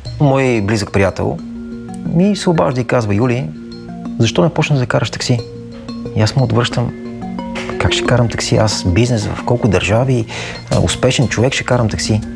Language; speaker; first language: Bulgarian; native; Bulgarian